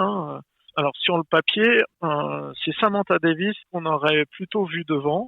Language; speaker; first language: French; native; French